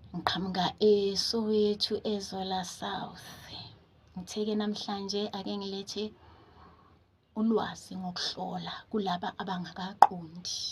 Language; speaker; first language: Zulu; native; Zulu